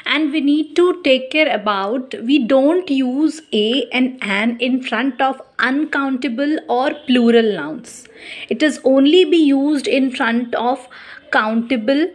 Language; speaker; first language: English; non-native, local second language; Hindi